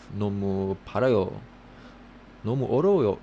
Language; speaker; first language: Korean; non-native, learner; English